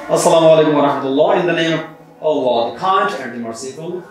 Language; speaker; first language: English; non-native, local second language; Bangla